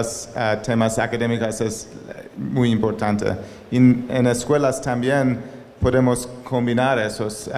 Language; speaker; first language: Spanish; non-native, learner; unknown